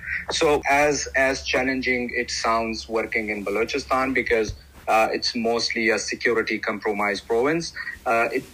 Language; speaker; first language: English; non-native, local second language; Pashto